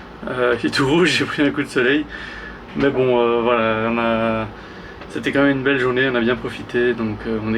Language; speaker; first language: French; native; French